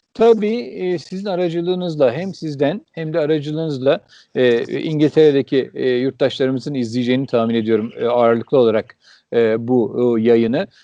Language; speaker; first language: Turkish; early bilingual, heritage; Turkish